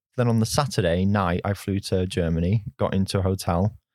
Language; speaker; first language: English; native; English